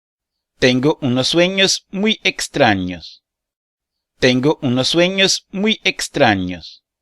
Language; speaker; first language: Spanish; non-native, learner; Portuguese